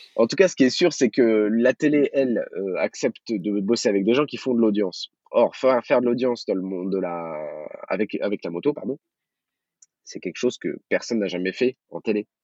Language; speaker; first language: French; early bilingual, other home language; Arabic